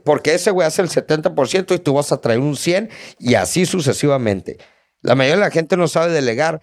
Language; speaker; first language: Spanish; early bilingual, heritage; Spanish